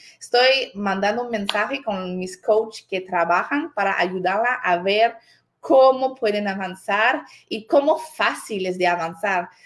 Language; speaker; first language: Spanish; non-native, fluent; French